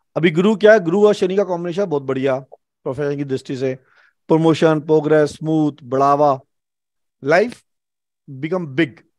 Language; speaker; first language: Hindi; native; Hindi